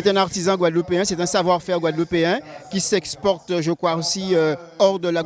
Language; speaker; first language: French; native; French